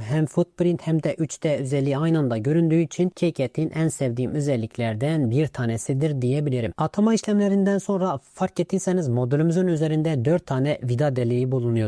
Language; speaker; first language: Turkish; native; Turkish